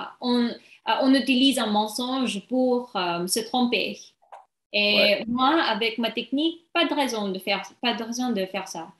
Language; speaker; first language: French; non-native, learner; English